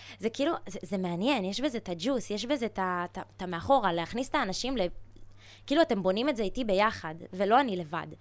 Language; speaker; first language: Hebrew; early bilingual, other home language; Russian